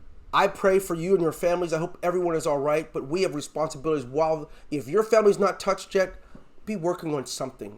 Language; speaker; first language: English; native; English